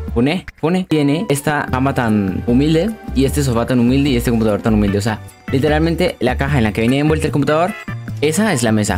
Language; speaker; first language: Spanish; native; Spanish